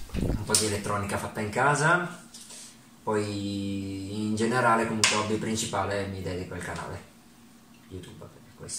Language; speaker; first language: Italian; early bilingual, other home language; Ukrainian